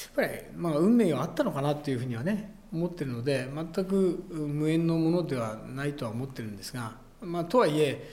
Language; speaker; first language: Japanese; native; Japanese